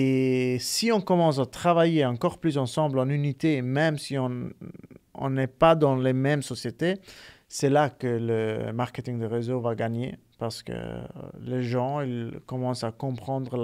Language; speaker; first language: French; non-native, fluent; Italian